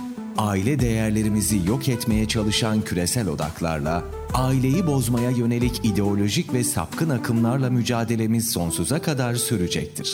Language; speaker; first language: Turkish; native; Turkish